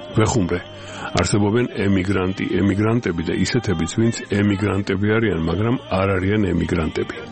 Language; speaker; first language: Georgian; native; Georgian